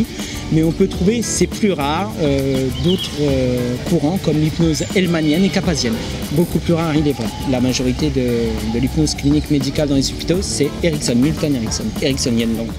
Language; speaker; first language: French; native; French